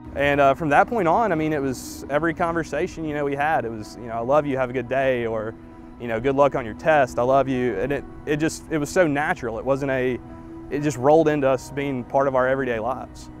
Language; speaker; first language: English; native; English